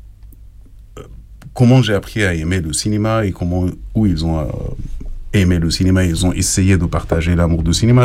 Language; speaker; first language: French; non-native, fluent; Arabic